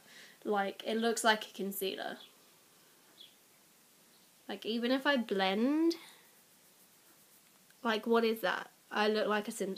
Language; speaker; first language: English; native; English